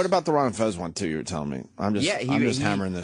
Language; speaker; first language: English; native; English